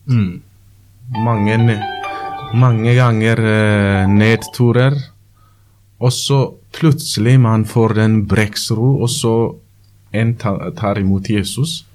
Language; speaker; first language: Norwegian; non-native, learner; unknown